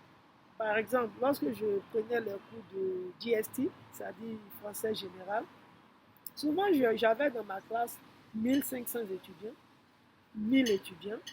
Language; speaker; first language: French; non-native, fluent; Yoruba